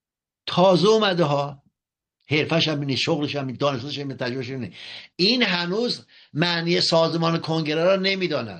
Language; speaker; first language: Persian; native; Persian